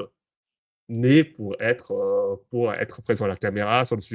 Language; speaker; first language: French; native; French